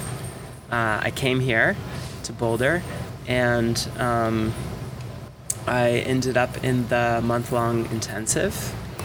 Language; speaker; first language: English; native; English